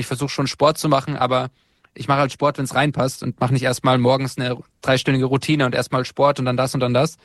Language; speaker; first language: German; native; German